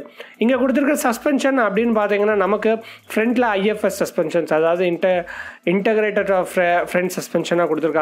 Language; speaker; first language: Tamil; native; Tamil